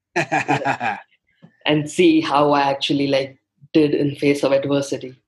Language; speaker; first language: English; non-native, local second language; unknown